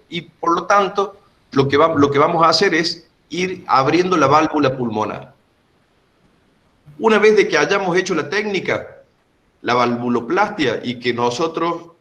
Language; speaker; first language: Spanish; native; Spanish